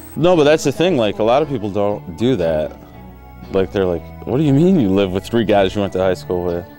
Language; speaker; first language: English; native; English